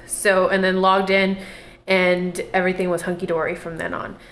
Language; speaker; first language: English; native; English